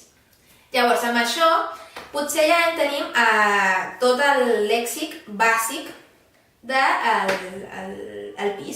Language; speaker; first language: Catalan; non-native, fluent; Spanish